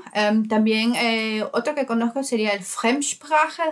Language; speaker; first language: Spanish; native; Spanish